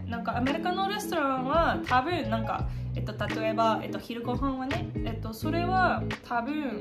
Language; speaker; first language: Japanese; non-native, fluent; English